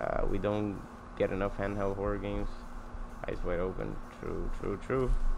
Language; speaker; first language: English; non-native, local second language; Spanish